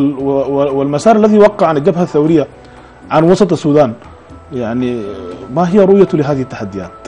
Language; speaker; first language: Arabic; native; Arabic